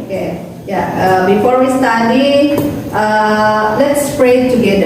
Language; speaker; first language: English; non-native, learner; Indonesian